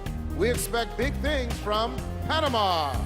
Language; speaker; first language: English; native; English